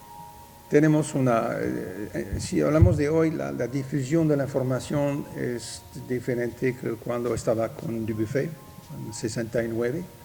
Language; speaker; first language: Spanish; non-native, fluent; French